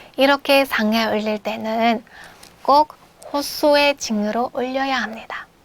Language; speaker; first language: Korean; non-native, fluent; Mongolian